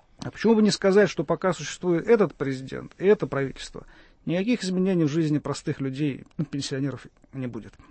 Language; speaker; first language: Russian; native; Russian